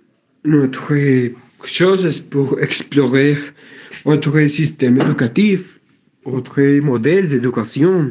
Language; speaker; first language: French; non-native, learner; Spanish